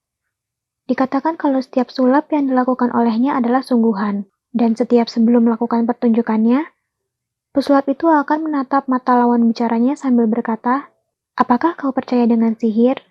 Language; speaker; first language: Indonesian; native; Indonesian